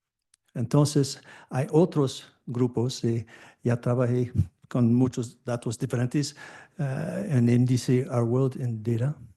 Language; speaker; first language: Spanish; non-native, fluent; French